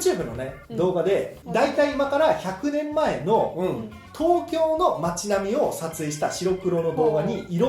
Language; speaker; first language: Japanese; native; Japanese